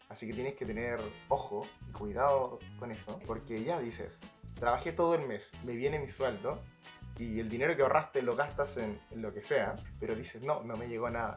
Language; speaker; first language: Spanish; native; Spanish